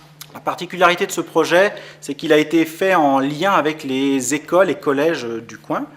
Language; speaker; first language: French; native; French